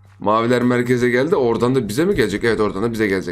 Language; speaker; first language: Turkish; native; Turkish